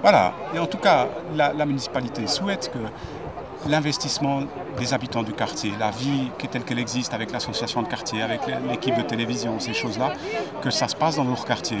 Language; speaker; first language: French; native; French